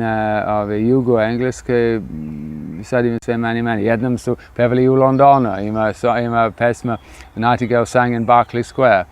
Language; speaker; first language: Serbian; non-native, fluent; English